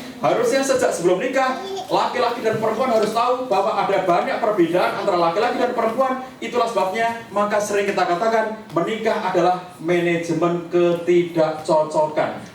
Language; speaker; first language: Indonesian; native; Indonesian